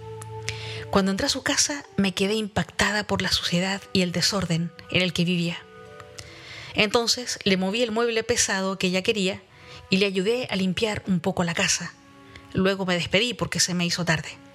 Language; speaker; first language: Spanish; native; Spanish